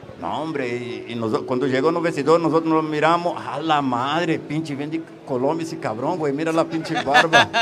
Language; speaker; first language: Spanish; non-native, fluent; Portuguese